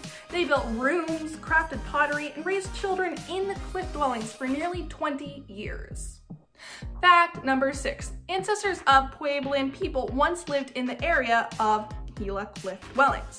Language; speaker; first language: English; native; English